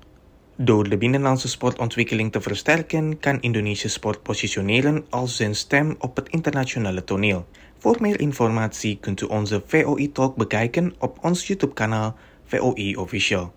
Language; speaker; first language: Dutch; non-native, fluent; Indonesian